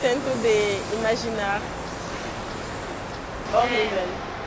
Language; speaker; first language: Portuguese; non-native, learner; French